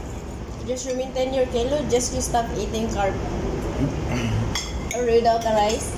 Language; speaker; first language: English; non-native, local second language; Filipino